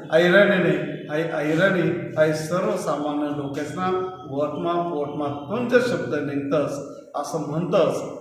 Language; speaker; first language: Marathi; native; Marathi